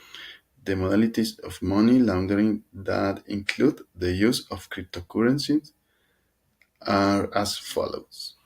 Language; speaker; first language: English; non-native, learner; Spanish